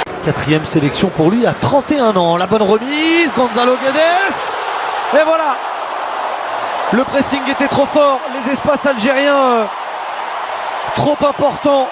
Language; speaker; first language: French; native; French